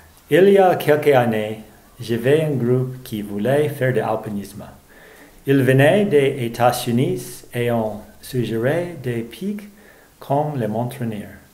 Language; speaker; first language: French; non-native, learner; English